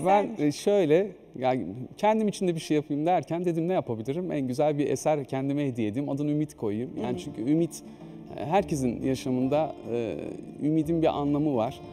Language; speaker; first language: Turkish; native; Turkish